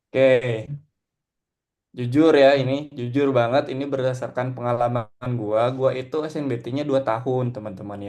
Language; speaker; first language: Indonesian; native; Indonesian